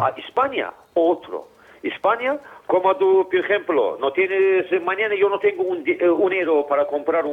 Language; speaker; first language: Spanish; non-native, learner; Azerbaijani